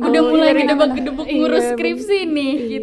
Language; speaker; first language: Indonesian; native; Indonesian